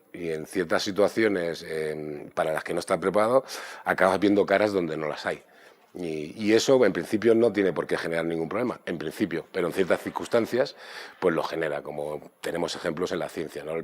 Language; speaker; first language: Spanish; native; Spanish